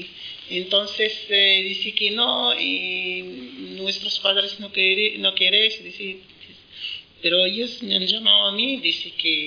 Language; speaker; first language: Spanish; non-native, learner; Arabic